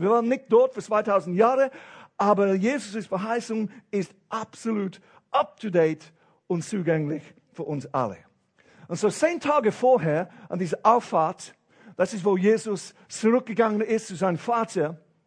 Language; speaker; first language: German; non-native, fluent; English